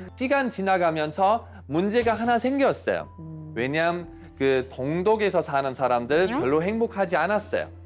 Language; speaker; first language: Korean; non-native, fluent; German